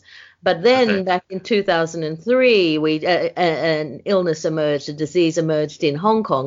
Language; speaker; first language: English; native; English